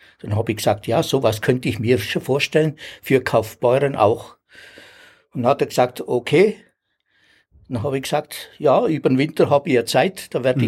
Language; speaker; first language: German; native; German